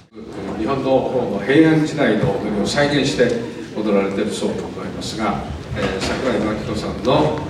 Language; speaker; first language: Japanese; native; Japanese